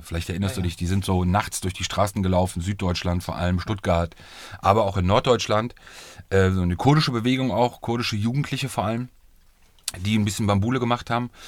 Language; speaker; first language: German; native; German